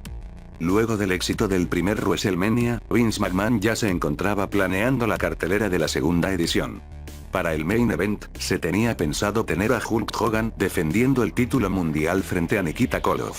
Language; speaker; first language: Spanish; native; Spanish